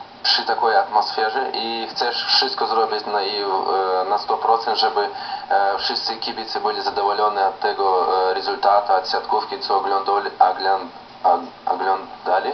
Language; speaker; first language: Polish; non-native, learner; Russian